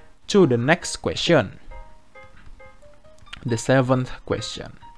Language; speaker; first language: English; non-native, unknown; Indonesian